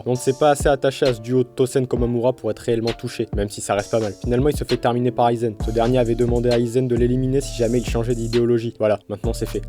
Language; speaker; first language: French; native; French